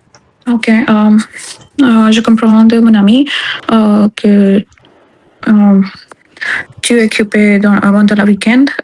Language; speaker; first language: French; non-native, learner; Hindi